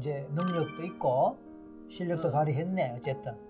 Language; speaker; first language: Korean; native; Korean